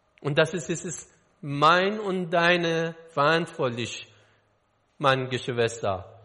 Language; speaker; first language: German; non-native, learner; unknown